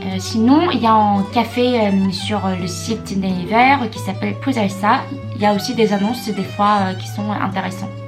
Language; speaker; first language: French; non-native, fluent; Korean